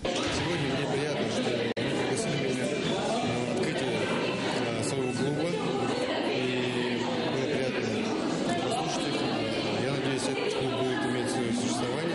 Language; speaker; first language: Russian; non-native, local second language; Ingush